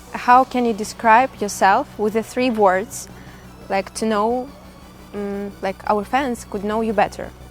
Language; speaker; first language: English; non-native, learner; Ukrainian